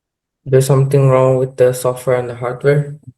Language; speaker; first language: English; non-native, learner; Indonesian